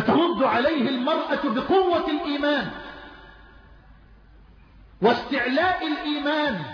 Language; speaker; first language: Arabic; native; Arabic